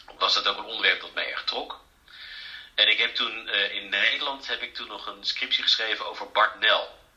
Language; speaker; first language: Dutch; native; Dutch